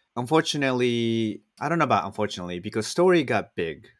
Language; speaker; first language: English; non-native, fluent; Japanese